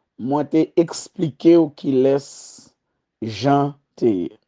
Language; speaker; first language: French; non-native, learner; Haitian Creole